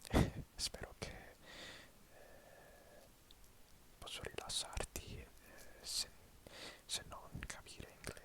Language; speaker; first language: Italian; early bilingual, heritage; English